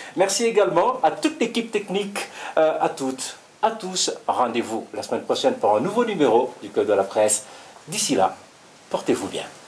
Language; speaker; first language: French; non-native, local second language; Rundi